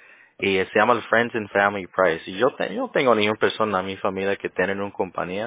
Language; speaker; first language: Spanish; early bilingual, heritage; Spanish